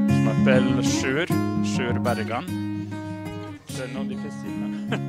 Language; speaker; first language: French; non-native, fluent; Norwegian